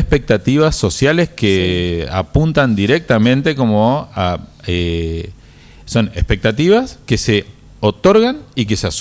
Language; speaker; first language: Spanish; native; Spanish